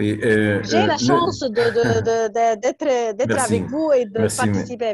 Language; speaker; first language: French; non-native, fluent; Arabic